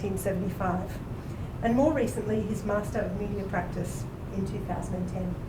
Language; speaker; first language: English; native; English